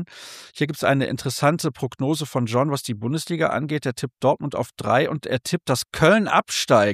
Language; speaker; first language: German; native; German